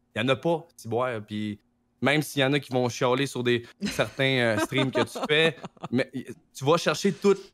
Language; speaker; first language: French; native; French